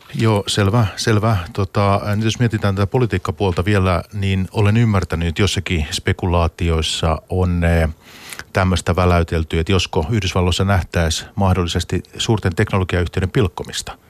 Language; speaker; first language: Finnish; native; Finnish